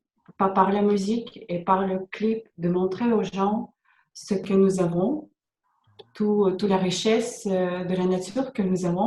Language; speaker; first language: French; non-native, fluent; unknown